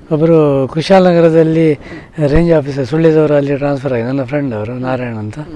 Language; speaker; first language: Kannada; native; Kannada